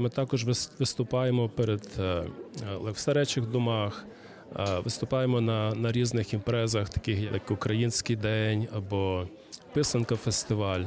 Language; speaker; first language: Ukrainian; early bilingual, heritage; Ukrainian